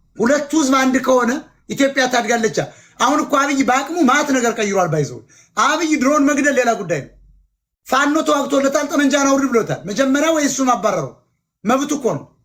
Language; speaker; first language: Amharic; native; Amharic